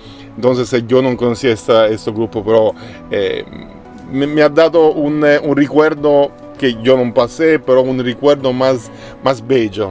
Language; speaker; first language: Spanish; non-native, learner; Italian